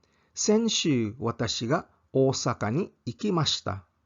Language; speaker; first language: Japanese; non-native, fluent; English